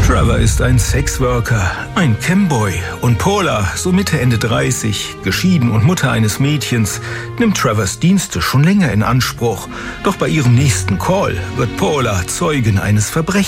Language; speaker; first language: German; native; German